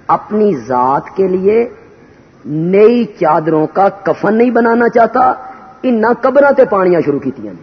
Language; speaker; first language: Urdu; non-native, local second language; Punjabi